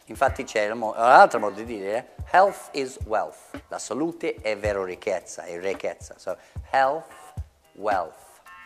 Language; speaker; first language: Italian; non-native, fluent; English